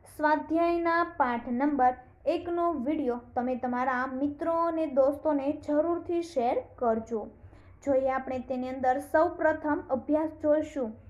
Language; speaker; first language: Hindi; non-native, local second language; Gujarati